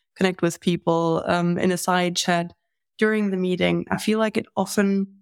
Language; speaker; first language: English; non-native, fluent; German